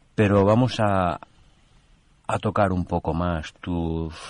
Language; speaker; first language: Spanish; non-native, local second language; Catalan